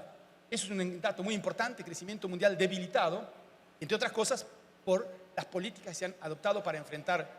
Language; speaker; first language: Spanish; native; Spanish